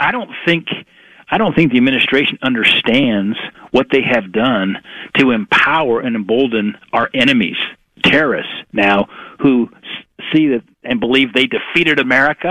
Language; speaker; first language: English; native; English